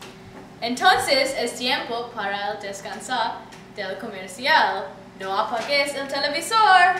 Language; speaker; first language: Spanish; non-native, learner; English